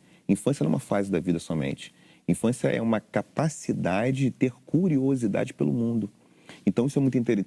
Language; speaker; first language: Portuguese; native; Portuguese